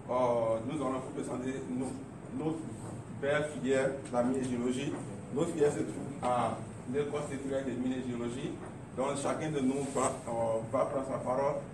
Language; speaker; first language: French; non-native, learner; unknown